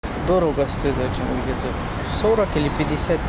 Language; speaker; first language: Russian; non-native, learner; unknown